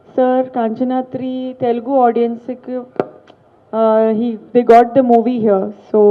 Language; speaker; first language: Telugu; non-native, learner; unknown